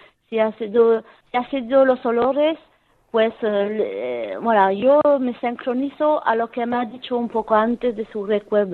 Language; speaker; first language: Spanish; non-native, fluent; French